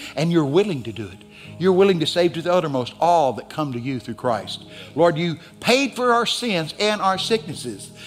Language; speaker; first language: English; native; English